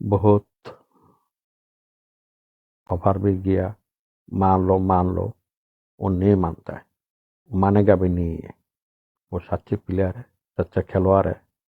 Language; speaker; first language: Hindi; non-native, local second language; Bangla